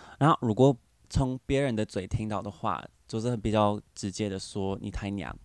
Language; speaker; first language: Chinese; non-native, fluent; English